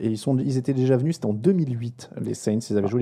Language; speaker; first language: French; native; French